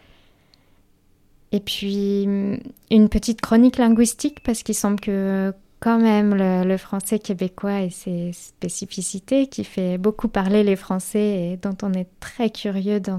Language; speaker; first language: French; native; French